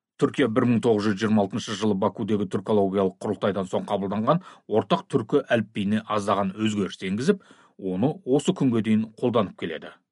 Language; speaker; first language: Kazakh; native; Kazakh